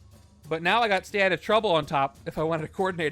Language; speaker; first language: English; native; English